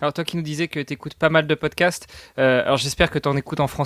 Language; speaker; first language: French; native; French